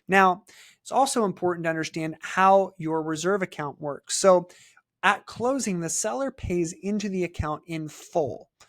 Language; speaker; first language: English; native; English